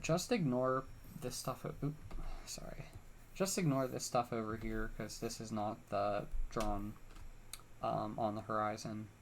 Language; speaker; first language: English; native; English